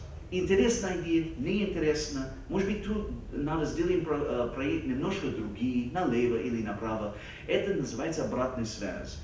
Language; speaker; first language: Russian; non-native, fluent; English